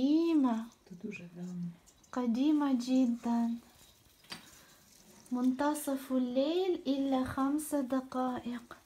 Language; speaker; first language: Arabic; non-native, fluent; Ukrainian